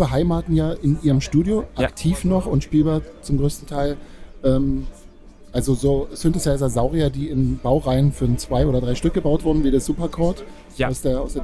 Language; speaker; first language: German; native; German